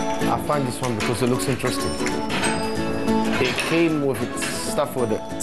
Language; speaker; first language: English; non-native, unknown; Arabic